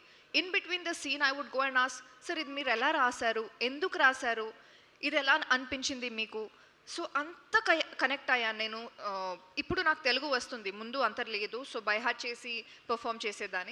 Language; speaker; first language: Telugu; non-native, fluent; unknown